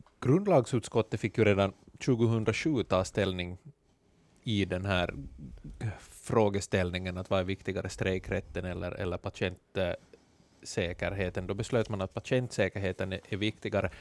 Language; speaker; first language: Swedish; native; Swedish